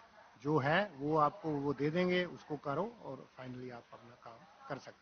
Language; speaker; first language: Hindi; native; Hindi